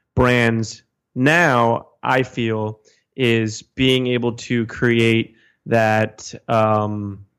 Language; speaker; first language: English; native; English